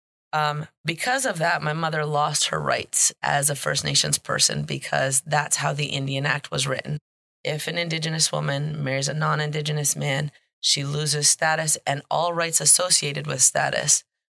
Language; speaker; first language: English; native; English